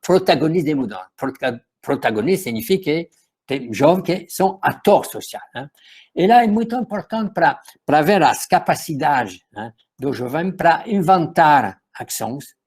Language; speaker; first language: Portuguese; non-native, fluent; French